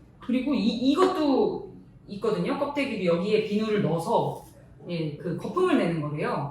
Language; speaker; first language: Korean; native; Korean